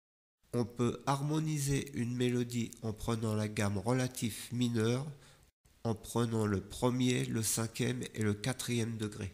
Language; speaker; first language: French; native; French